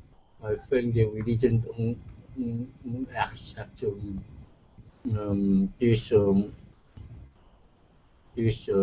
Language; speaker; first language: English; non-native, learner; Chinese